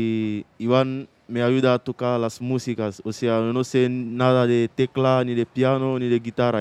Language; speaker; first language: Spanish; non-native, fluent; Mandingo